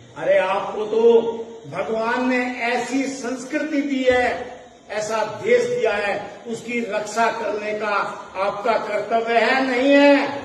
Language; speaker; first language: Hindi; native; Hindi